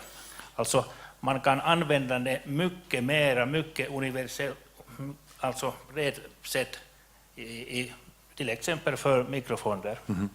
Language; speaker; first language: Swedish; non-native, local second language; Finnish